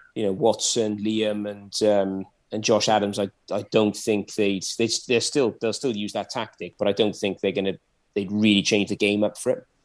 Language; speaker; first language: English; native; English